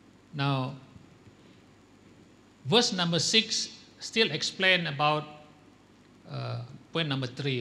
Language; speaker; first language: English; non-native, local second language; Malay